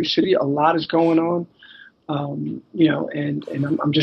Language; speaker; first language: English; native; English